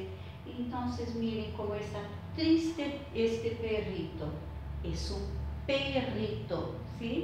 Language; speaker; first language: Spanish; non-native, fluent; Portuguese